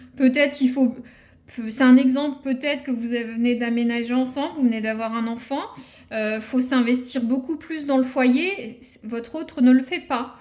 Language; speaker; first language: French; native; French